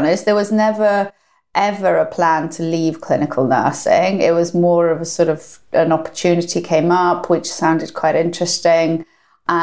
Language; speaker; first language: English; native; English